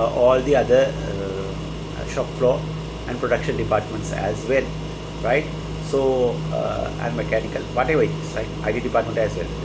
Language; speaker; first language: English; non-native, local second language; Sinhala